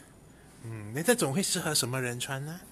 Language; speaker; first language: Chinese; native; Chinese